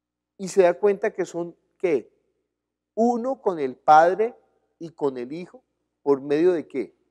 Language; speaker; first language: Spanish; native; Spanish